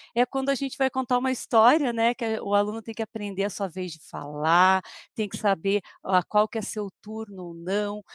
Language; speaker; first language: Portuguese; native; Portuguese